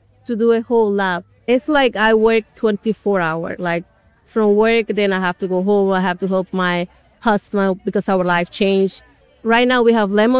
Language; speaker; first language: English; non-native, fluent; Spanish